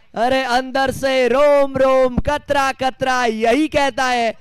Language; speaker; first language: Hindi; non-native, local second language; Marathi